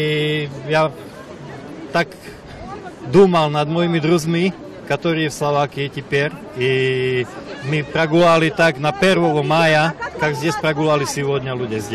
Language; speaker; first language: Russian; non-native, learner; Slovak